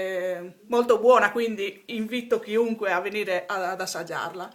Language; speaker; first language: Italian; native; Italian